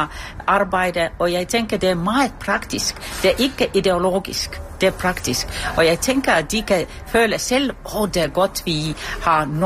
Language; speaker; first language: Danish; non-native, fluent; Estonian